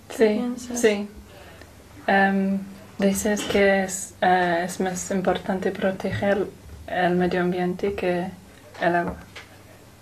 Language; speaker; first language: Spanish; non-native, learner; English